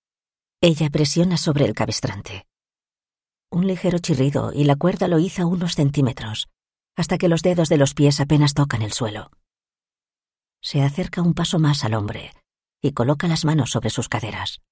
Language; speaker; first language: Spanish; native; Spanish